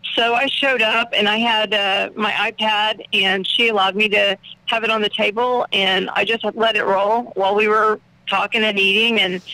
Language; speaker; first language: English; native; English